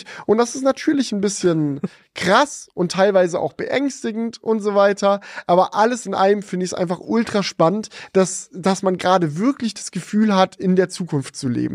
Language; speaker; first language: German; native; German